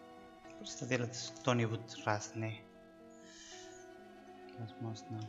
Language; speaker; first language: Russian; non-native, learner; Spanish